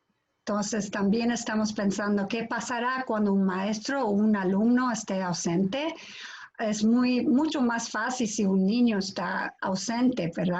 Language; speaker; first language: Spanish; non-native, fluent; English